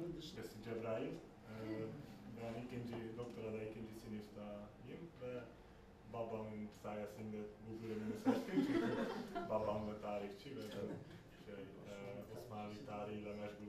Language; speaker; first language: Turkish; non-native, fluent; Hungarian